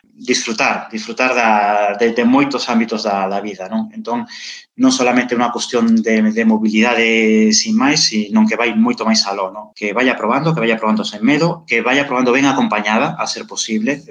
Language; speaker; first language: Galician; non-native, local second language; Spanish